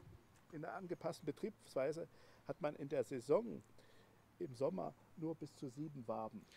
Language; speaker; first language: German; native; German